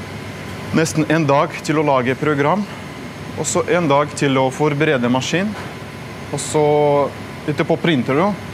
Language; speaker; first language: Norwegian; non-native, fluent; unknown